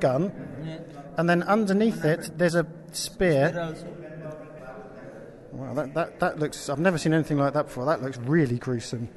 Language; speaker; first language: English; native; English